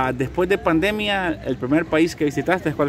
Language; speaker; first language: Spanish; native; Spanish